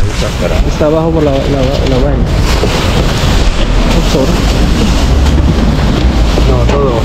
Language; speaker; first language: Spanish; non-native, fluent; Filipino